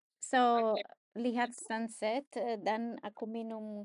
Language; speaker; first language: Indonesian; non-native, learner; English